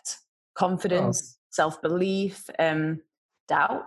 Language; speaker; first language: English; native; English